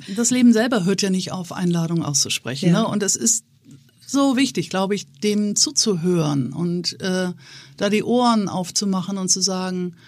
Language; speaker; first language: German; native; German